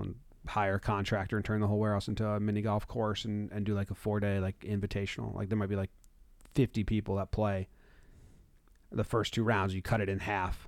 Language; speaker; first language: English; native; English